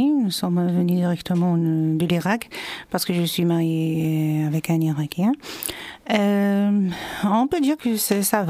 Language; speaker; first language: French; non-native, local second language; Arabic